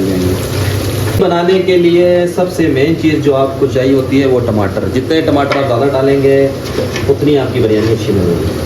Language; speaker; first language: Urdu; native; Urdu